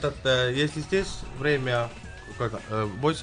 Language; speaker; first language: Russian; non-native, learner; Estonian